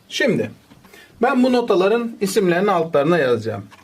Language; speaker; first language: Turkish; native; Turkish